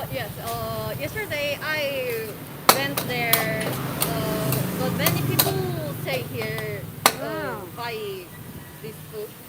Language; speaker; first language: English; non-native, learner; Korean